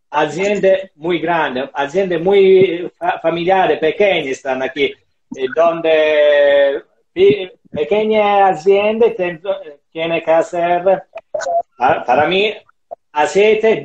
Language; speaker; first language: Spanish; non-native, learner; Italian